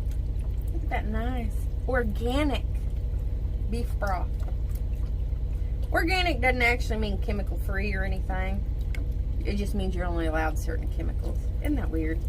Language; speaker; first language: English; native; English